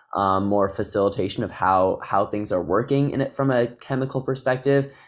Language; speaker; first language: English; native; English